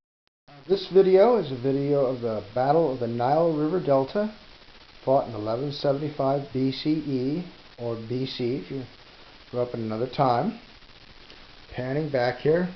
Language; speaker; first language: English; native; English